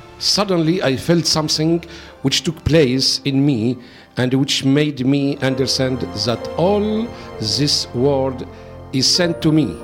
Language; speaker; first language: English; non-native, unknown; Arabic